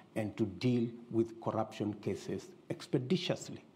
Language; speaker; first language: English; non-native, local second language; Kalenjin